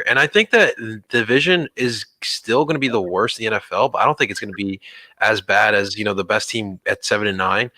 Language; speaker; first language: English; native; English